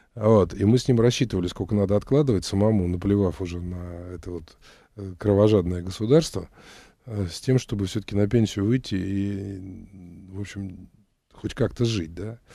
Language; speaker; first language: Russian; native; Russian